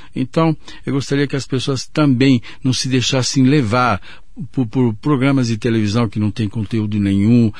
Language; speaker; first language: Portuguese; non-native, fluent; Italian